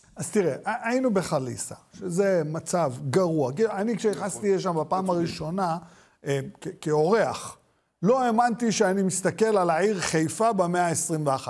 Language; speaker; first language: Hebrew; native; Hebrew